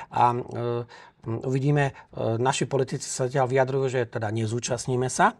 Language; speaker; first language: Slovak; native; Slovak